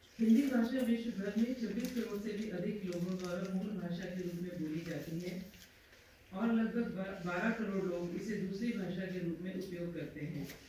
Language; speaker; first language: Hindi; native; Hindi